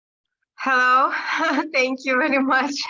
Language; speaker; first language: English; non-native, learner; Russian